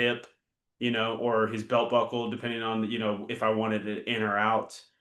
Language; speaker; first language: English; native; English